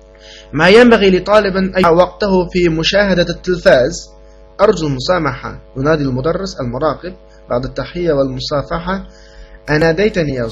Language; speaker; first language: Arabic; non-native, fluent; Uyghur